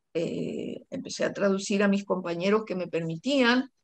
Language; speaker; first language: Spanish; non-native, local second language; Guarani